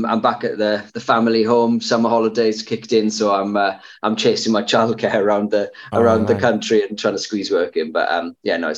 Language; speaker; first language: English; native; English